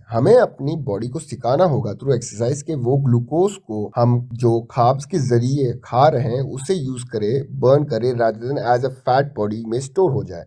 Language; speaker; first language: Hindi; native; Hindi